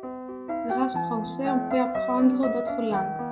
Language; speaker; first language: French; non-native, learner; Greek